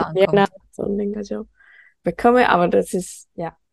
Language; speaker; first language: German; non-native, fluent; Japanese